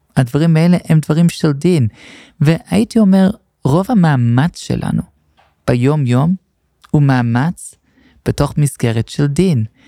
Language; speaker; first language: Hebrew; non-native, fluent; English